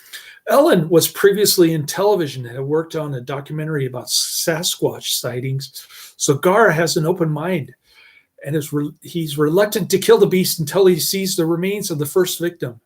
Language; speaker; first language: English; native; English